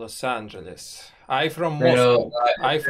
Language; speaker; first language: English; non-native, learner; Russian